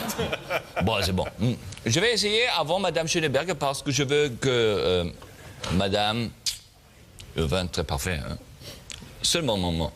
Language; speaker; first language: French; non-native, learner; German